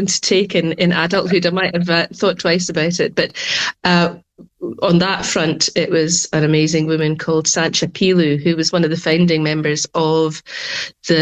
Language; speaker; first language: English; non-native, local second language; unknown